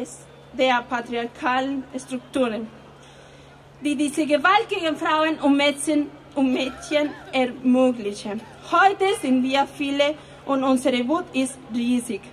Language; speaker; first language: German; non-native, fluent; Spanish